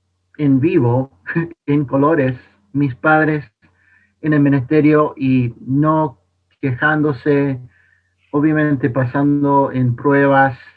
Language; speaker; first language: Spanish; non-native, fluent; English